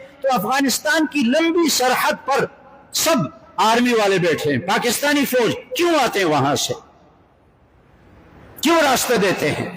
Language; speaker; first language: Urdu; non-native, local second language; Northern Hindko